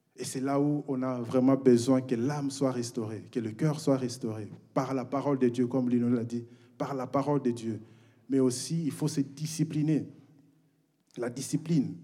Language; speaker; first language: French; non-native, local second language; Lingala